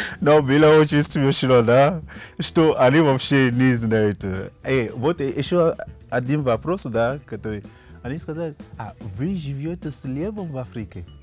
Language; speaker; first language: Russian; non-native, learner; Fon